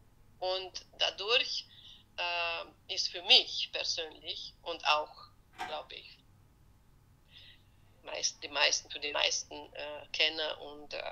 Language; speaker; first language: German; non-native, fluent; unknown